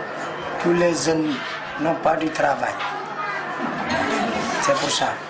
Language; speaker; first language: French; non-native, local second language; Wolof